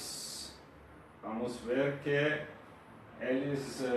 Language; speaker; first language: Portuguese; non-native, fluent; Persian